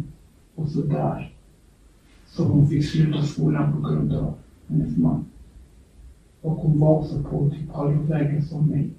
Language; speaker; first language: Swedish; early bilingual, other home language; Kurdish